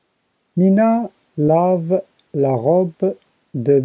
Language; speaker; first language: French; non-native, learner; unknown